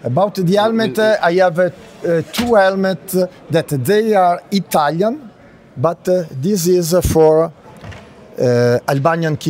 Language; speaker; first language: English; non-native, learner; Italian